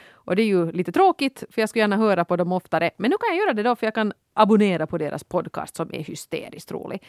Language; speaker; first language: Swedish; native; Swedish